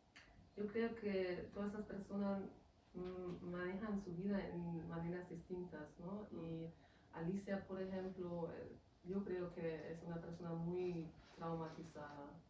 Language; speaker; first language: Spanish; non-native, fluent; German